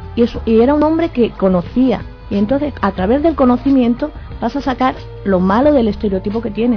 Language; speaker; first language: Spanish; native; Spanish